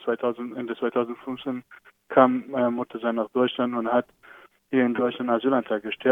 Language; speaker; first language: German; non-native, fluent; Persian